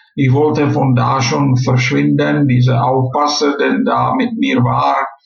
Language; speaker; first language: German; non-native, fluent; Czech